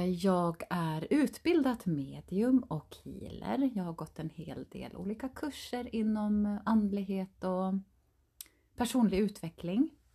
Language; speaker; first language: Swedish; early bilingual, other home language; Finnish